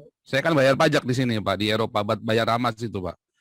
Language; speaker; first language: Indonesian; native; Indonesian